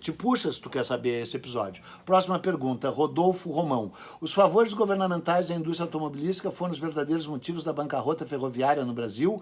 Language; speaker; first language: Portuguese; native; Portuguese